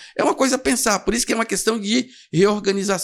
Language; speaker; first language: Portuguese; native; Portuguese